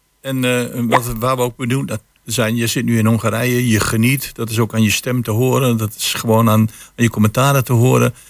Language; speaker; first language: Dutch; native; Dutch